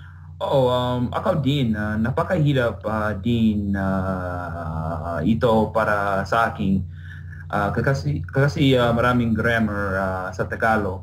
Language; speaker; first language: Filipino; non-native, learner; English